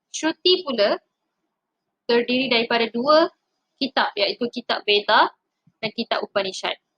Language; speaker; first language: Malay; non-native, local second language; Tamil